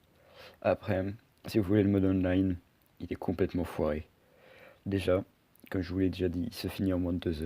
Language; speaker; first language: French; native; French